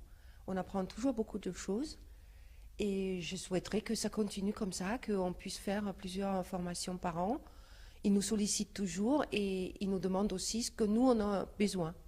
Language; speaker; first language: French; non-native, fluent; German